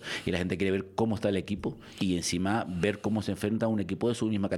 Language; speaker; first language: Spanish; native; Spanish